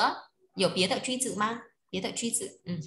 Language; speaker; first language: Chinese; non-native, fluent; Vietnamese